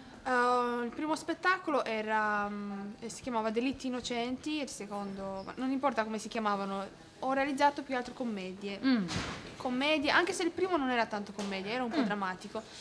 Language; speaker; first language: Italian; non-native, fluent; Romanian